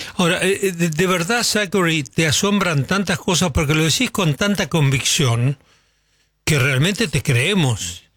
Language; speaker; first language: Spanish; native; Spanish